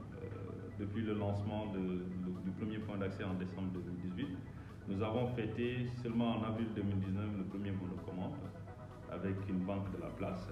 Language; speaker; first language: French; non-native, local second language; Wolof